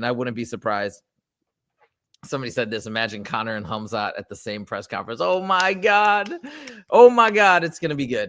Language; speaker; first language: English; native; English